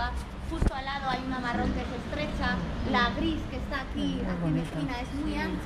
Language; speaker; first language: Spanish; native; Spanish